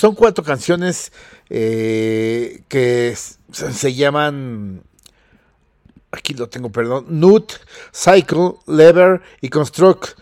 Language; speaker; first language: Spanish; native; Spanish